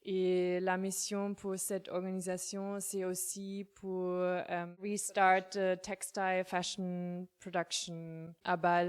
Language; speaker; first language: French; non-native, learner; German